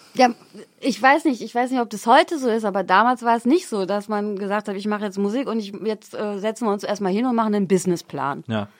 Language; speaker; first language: German; native; German